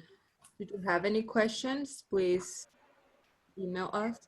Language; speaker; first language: English; non-native, learner; Spanish